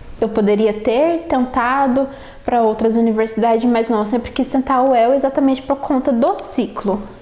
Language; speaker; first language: Portuguese; native; Portuguese